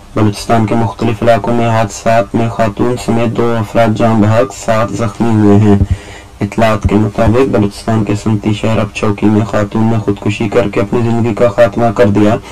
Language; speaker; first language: Urdu; non-native, local second language; Baluchi